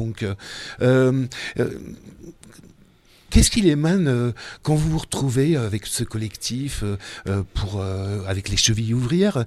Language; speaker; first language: French; native; French